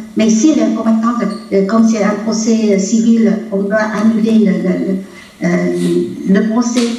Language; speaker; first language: French; non-native, local second language; Vietnamese